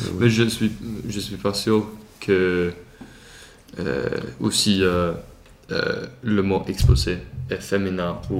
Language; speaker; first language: French; non-native, learner; Swedish